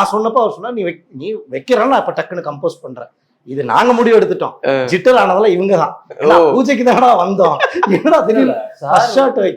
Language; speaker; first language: Tamil; native; Tamil